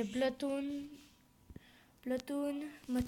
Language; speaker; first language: French; native; French